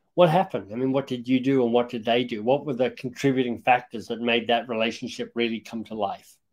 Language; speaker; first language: English; native; English